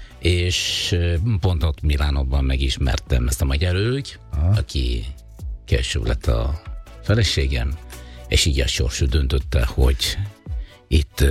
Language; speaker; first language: Hungarian; non-native, learner; Italian